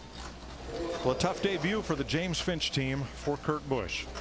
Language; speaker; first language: English; native; English